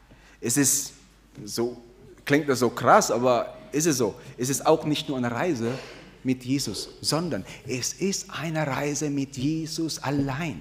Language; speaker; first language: German; non-native, fluent; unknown